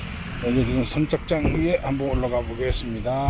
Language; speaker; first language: Korean; native; Korean